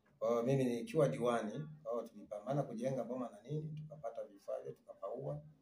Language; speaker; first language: Swahili; non-native, local second language; Sukuma